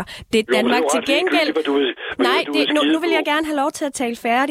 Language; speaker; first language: Danish; early bilingual, other home language; Persian